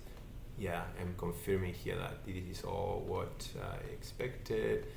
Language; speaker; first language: English; non-native, fluent; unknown